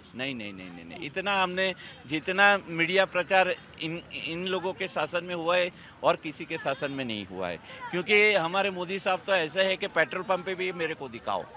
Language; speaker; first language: Hindi; non-native, local second language; Gujarati